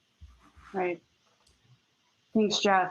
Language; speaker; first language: English; native; English